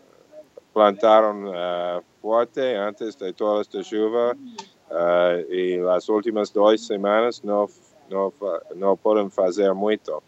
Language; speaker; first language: Portuguese; non-native, fluent; English